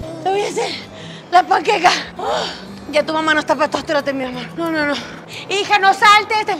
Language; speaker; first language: Spanish; native; Spanish